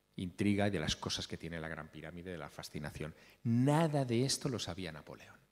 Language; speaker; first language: Spanish; native; Spanish